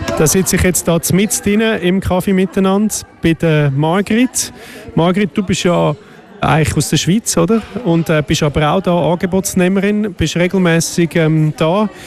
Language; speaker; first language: German; native; German